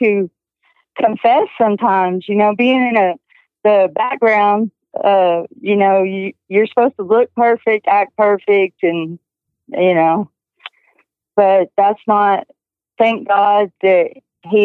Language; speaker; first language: English; native; English